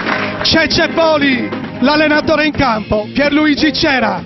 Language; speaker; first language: Italian; native; Italian